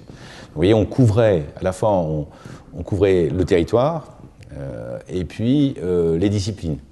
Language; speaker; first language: French; native; French